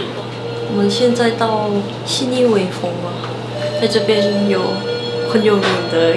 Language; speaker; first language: Chinese; non-native, fluent; Korean